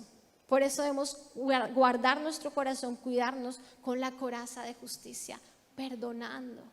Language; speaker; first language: Spanish; native; Spanish